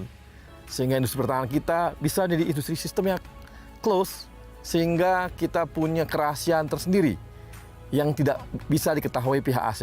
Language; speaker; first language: Indonesian; native; Indonesian